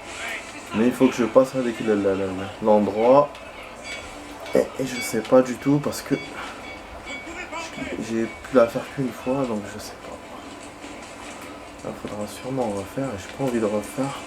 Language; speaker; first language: French; native; French